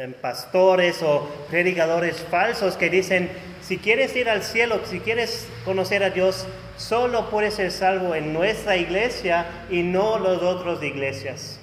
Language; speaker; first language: Spanish; non-native, fluent; German